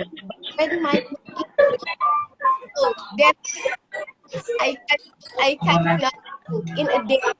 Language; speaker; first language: English; non-native, learner; Indonesian